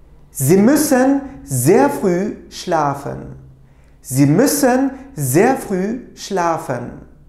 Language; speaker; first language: German; non-native, fluent; Turkish